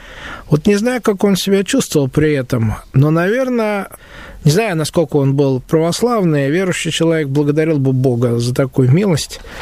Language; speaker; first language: Russian; native; Russian